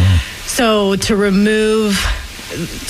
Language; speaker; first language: English; native; English